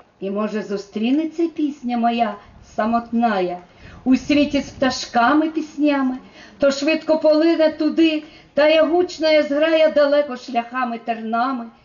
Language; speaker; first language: Ukrainian; native; Ukrainian